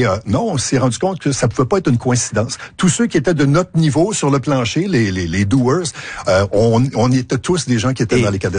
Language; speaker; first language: French; native; French